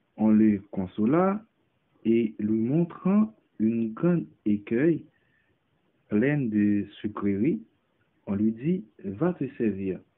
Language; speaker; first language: French; non-native, local second language; Haitian Creole